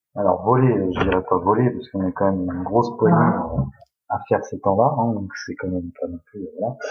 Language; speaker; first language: French; native; French